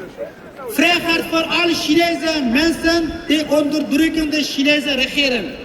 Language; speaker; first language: Dutch; non-native, local second language; Uyghur